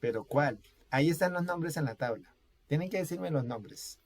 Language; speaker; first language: Spanish; native; Spanish